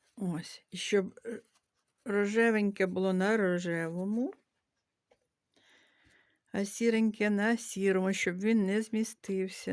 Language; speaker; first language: Ukrainian; native; Ukrainian